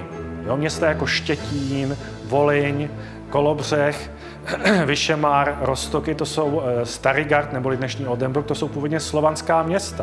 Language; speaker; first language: Czech; native; Czech